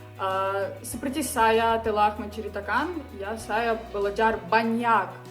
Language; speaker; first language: Indonesian; non-native, learner; Ukrainian